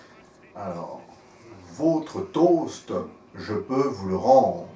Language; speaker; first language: French; native; French